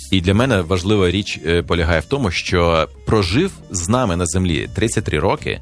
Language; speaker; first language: Ukrainian; native; Ukrainian